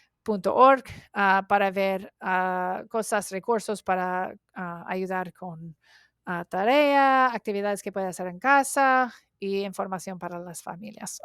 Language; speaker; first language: Spanish; non-native, learner; English